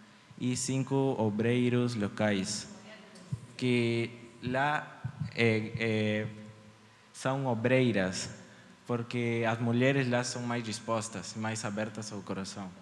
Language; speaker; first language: Portuguese; early bilingual, heritage; Portuguese